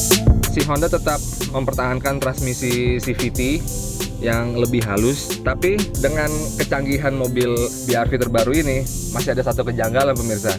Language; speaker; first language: Indonesian; native; Indonesian